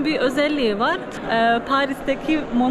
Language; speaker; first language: Turkish; non-native, fluent; Slovenian